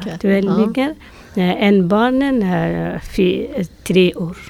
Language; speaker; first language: Swedish; non-native, learner; Persian